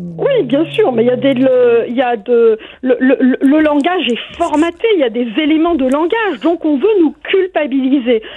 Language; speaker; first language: French; non-native, local second language; Arabic